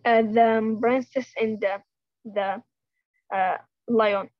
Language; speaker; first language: English; non-native, learner; Arabic